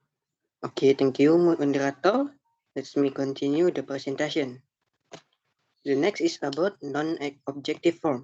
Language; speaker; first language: English; non-native, learner; Indonesian